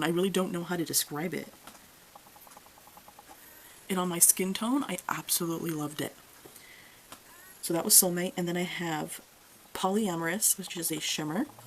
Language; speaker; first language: English; native; English